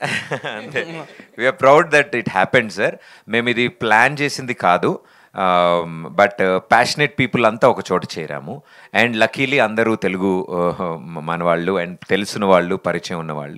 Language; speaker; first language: Telugu; native; Telugu